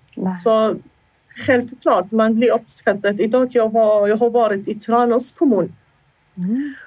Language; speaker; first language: Swedish; non-native, fluent; Assyrian Neo-Aramaic